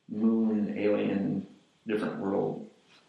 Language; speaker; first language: English; native; English